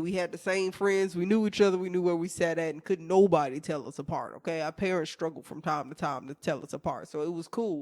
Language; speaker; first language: English; native; English